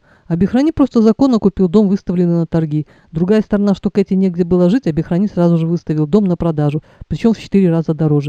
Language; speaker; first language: Russian; native; Russian